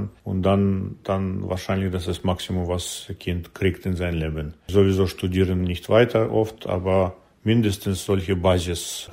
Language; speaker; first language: German; non-native, learner; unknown